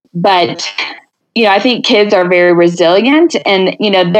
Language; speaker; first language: English; native; English